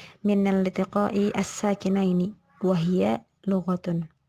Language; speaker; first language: Arabic; non-native, learner; Indonesian